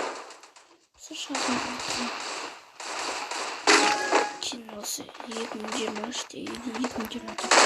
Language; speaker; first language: Russian; non-native, local second language; Kazakh